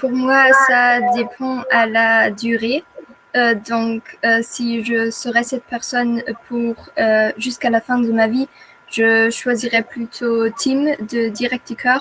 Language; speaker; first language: French; non-native, fluent; German